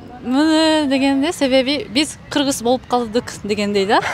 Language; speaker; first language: Kyrgyz; non-native, fluent; Japanese